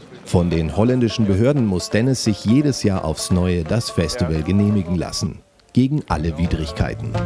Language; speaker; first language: German; native; German